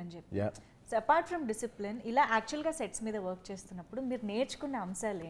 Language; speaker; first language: Telugu; native; Telugu